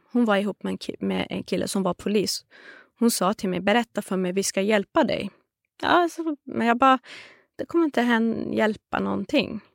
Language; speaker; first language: Swedish; non-native, fluent; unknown